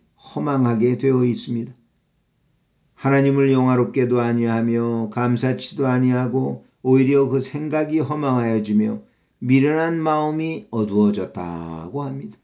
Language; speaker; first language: Korean; native; Korean